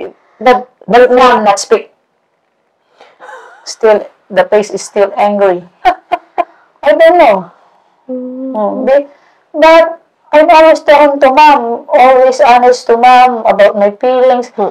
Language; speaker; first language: English; non-native, learner; Indonesian